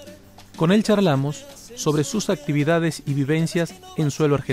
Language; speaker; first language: Spanish; native; Spanish